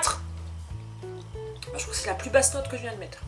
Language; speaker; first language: French; native; French